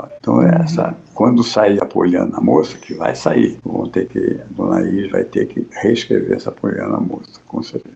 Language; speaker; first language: Portuguese; native; Portuguese